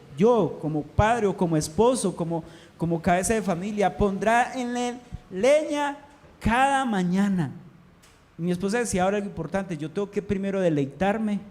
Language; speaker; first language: Spanish; native; Spanish